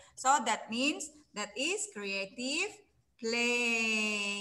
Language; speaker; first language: English; non-native, fluent; Indonesian